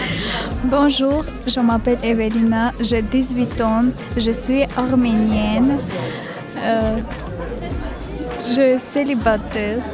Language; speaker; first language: French; non-native, learner; Armenian